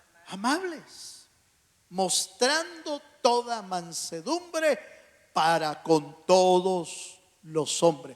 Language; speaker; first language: Spanish; native; Spanish